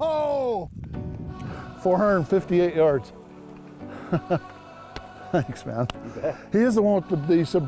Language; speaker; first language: English; native; English